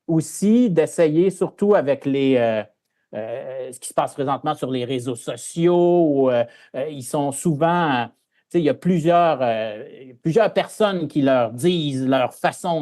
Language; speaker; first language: French; native; French